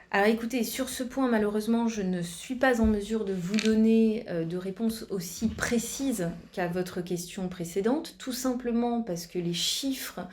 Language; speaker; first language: French; native; French